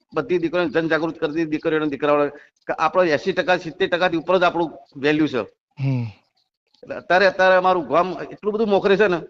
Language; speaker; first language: Gujarati; native; Gujarati